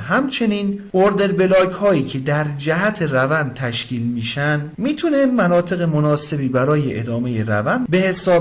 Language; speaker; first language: Persian; native; Persian